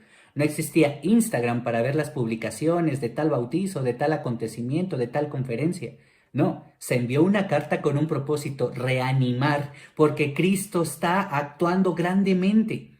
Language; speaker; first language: Spanish; native; Spanish